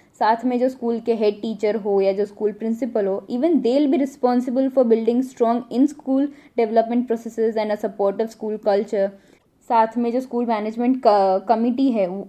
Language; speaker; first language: Hindi; non-native, local second language; Gujarati